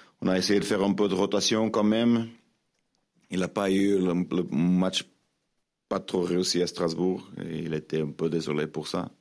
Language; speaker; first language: French; non-native, fluent; Portuguese